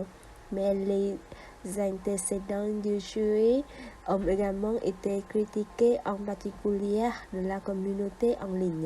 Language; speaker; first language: French; non-native, fluent; Vietnamese